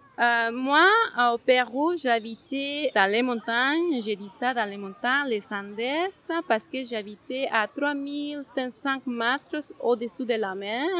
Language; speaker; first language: French; non-native, fluent; Spanish